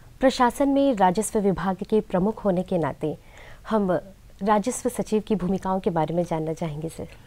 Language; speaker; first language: Hindi; native; Hindi